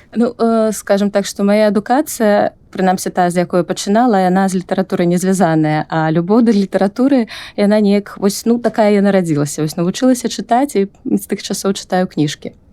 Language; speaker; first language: Belarusian; non-native, local second language; Russian